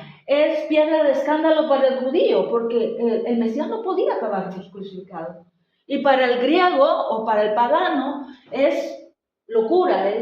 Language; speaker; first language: Spanish; native; Spanish